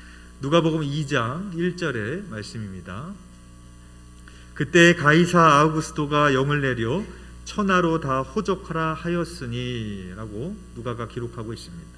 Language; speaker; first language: Korean; native; Korean